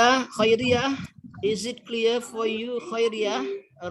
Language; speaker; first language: English; non-native, fluent; Indonesian